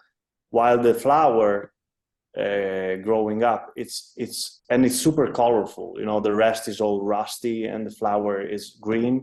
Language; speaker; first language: English; non-native, fluent; Italian